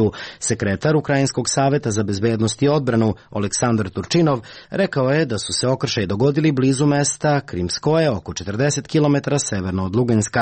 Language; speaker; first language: Serbian; native; Serbian